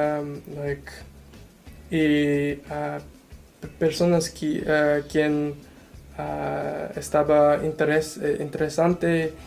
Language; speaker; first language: Spanish; non-native, learner; English